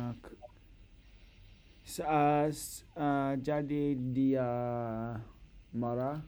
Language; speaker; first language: Indonesian; non-native, learner; English